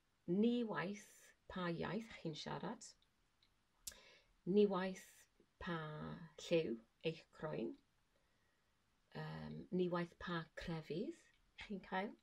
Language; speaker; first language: Welsh; non-native, learner; English